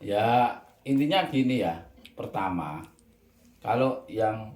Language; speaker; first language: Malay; non-native, local second language; Javanese